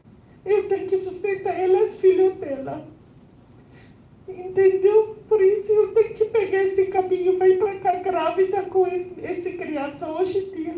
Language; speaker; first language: Portuguese; non-native, learner; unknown